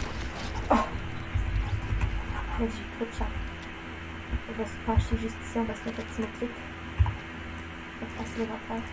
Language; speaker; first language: French; native; French